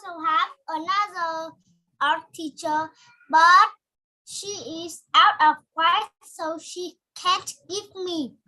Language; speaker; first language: English; non-native, learner; Vietnamese